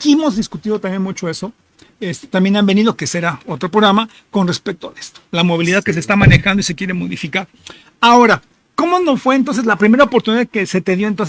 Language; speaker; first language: Spanish; native; Spanish